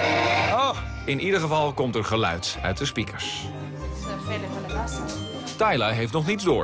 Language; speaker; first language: Dutch; native; Dutch